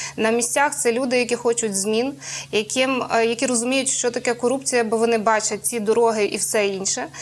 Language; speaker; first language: Ukrainian; native; Ukrainian